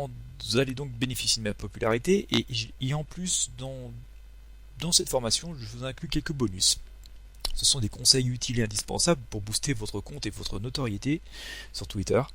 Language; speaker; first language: French; native; French